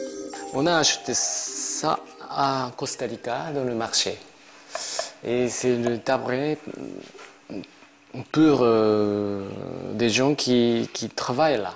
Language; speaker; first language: French; non-native, learner; Japanese